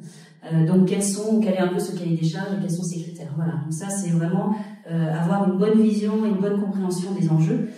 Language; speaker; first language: French; native; French